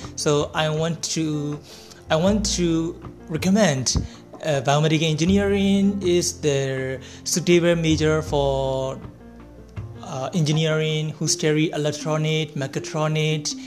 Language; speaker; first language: English; non-native, learner; Burmese